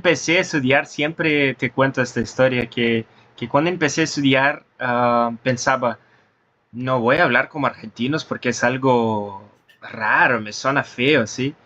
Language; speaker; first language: Spanish; non-native, fluent; Portuguese